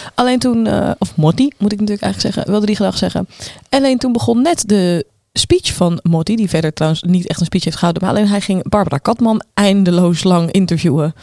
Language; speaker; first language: Dutch; native; Dutch